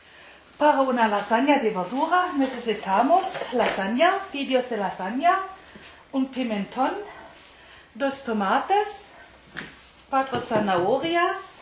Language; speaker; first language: Spanish; non-native, learner; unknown